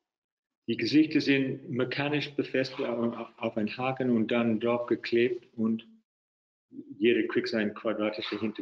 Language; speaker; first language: German; non-native, fluent; English